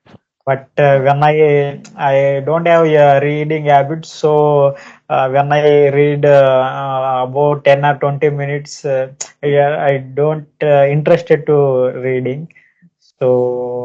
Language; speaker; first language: English; non-native, learner; Telugu